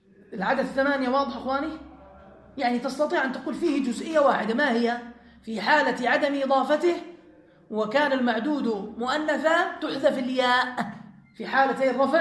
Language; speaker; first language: Arabic; native; Arabic